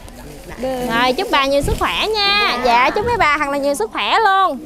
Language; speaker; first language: Vietnamese; native; Vietnamese